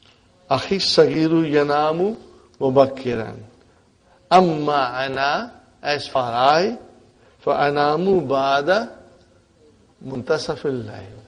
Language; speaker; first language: Arabic; non-native, fluent; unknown